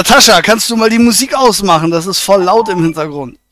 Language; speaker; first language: German; native; German